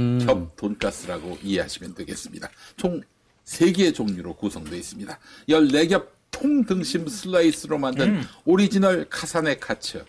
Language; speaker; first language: Korean; native; Korean